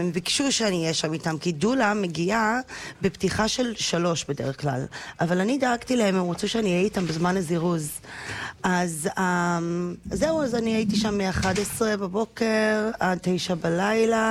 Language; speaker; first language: Hebrew; non-native, fluent; English